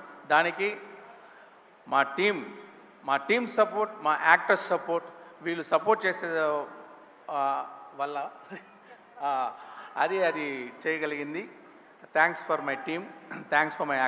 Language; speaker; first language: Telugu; non-native, local second language; Tamil